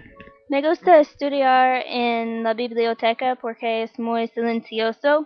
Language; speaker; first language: Spanish; non-native, learner; English